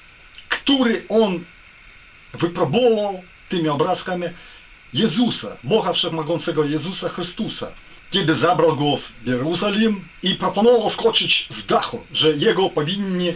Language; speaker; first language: Polish; non-native, learner; Ukrainian